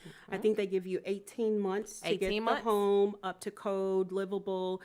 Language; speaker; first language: English; native; English